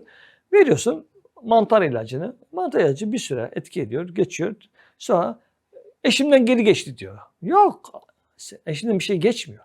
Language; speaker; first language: Turkish; native; Turkish